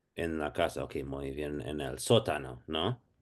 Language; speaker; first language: Spanish; non-native, fluent; English